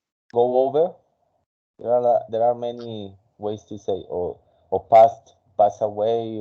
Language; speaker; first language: English; non-native, fluent; Spanish